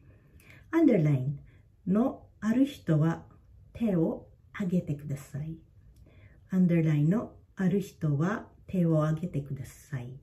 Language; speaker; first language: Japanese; non-native, fluent; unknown